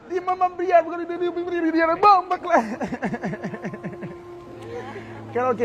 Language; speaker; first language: Spanish; non-native, learner; Haitian Creole